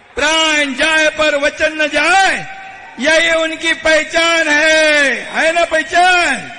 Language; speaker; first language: Hindi; non-native, local second language; Marathi